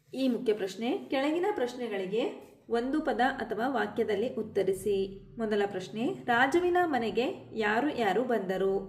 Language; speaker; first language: Kannada; native; Kannada